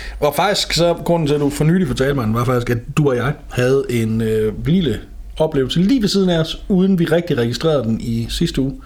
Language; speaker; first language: Danish; native; Danish